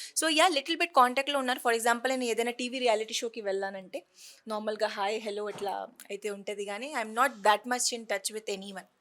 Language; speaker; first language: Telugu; non-native, fluent; Hindi